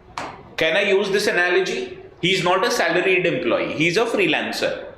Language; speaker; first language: English; non-native, local second language; Hindi